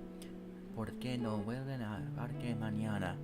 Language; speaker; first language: Spanish; non-native, learner; English